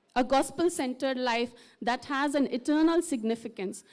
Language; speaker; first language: English; non-native, local second language; Kannada